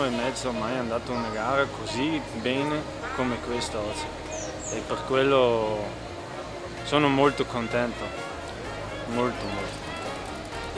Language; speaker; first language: Italian; non-native, local second language; German